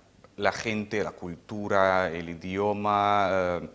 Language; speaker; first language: Spanish; non-native, fluent; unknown